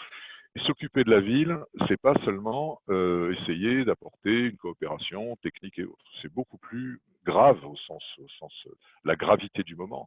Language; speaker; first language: French; native; French